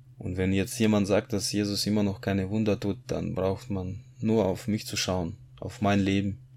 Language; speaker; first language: German; non-native, fluent; Russian